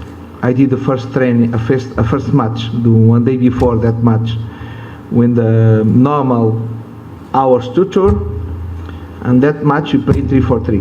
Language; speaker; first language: English; non-native, learner; Portuguese